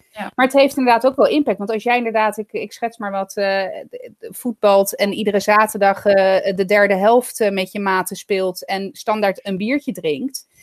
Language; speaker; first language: Dutch; early bilingual, other home language; Italian